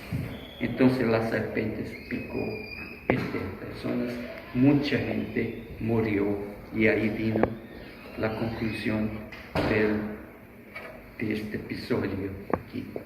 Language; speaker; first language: Spanish; non-native, fluent; Portuguese